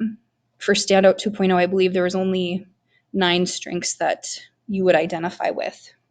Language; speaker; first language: English; native; English